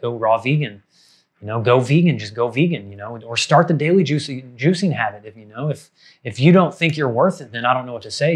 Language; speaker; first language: English; native; English